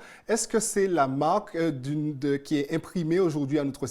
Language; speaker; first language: French; native; French